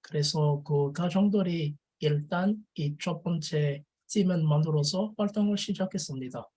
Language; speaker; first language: Korean; non-native, learner; French